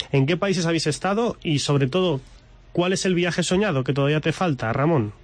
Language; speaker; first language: Spanish; native; Spanish